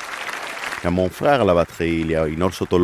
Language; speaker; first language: French; non-native, fluent; Spanish